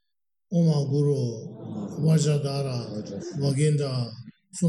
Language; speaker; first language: Russian; non-native, learner; Tibetan